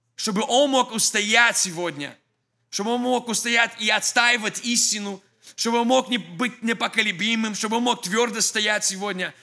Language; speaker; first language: Russian; early bilingual, heritage; English